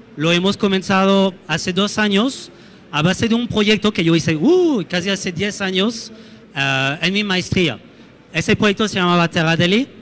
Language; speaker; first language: Spanish; non-native, fluent; French